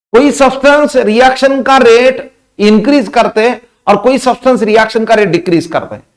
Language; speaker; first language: Hindi; non-native, local second language; Marathi